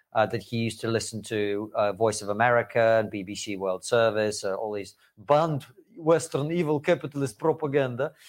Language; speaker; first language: English; early bilingual, other home language; Russian